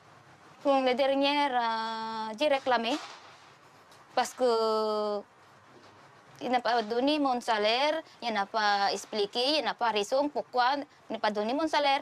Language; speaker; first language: French; non-native, learner; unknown